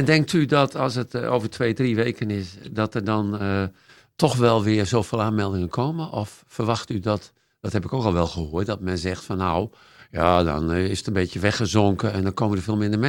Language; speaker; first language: Dutch; native; Dutch